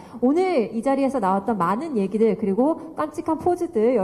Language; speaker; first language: Korean; native; Korean